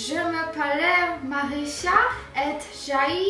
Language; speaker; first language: French; non-native, learner; Polish